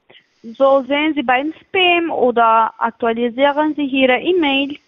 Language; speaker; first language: German; non-native, fluent; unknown